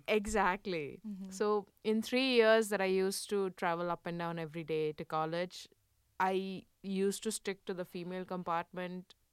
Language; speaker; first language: English; non-native, local second language; Hindi